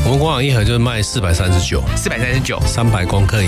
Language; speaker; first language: Chinese; native; Chinese